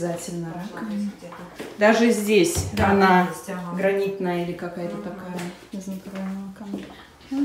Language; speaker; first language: Russian; native; Russian